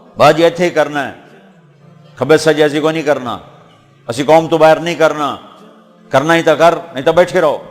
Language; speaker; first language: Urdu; non-native, local second language; Punjabi